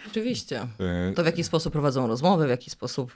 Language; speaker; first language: Polish; native; Polish